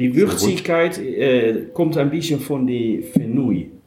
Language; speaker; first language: German; non-native, learner; Dutch